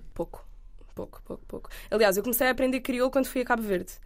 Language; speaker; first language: Portuguese; native; Portuguese